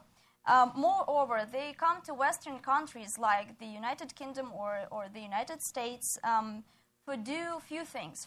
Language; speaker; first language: English; non-native, fluent; Ukrainian